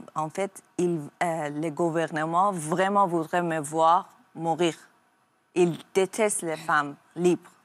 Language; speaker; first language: French; non-native, learner; Persian